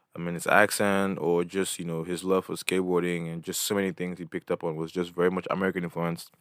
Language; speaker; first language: English; non-native, local second language; Igbo